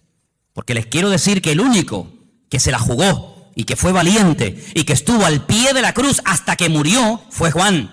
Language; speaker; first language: Spanish; native; Spanish